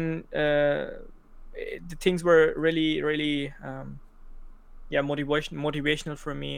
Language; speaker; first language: English; non-native, local second language; Urdu